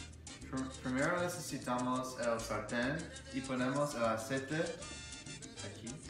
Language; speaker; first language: Spanish; non-native, learner; English